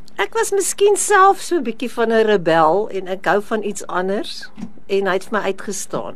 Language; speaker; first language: Afrikaans; native; Afrikaans